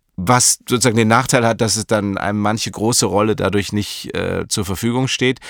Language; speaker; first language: German; native; German